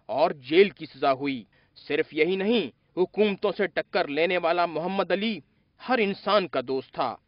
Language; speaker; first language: Urdu; native; Urdu